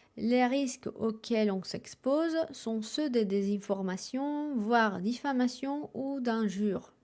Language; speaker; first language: French; non-native, fluent; Spanish